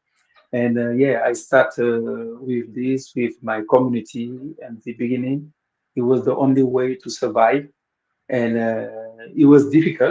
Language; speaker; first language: English; non-native, local second language; Wolof